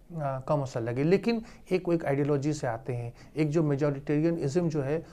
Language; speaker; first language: Urdu; native; Urdu